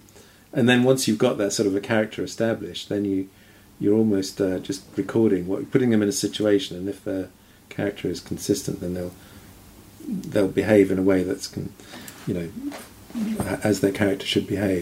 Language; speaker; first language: English; native; English